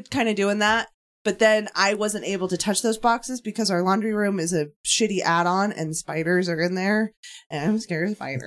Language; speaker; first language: English; native; English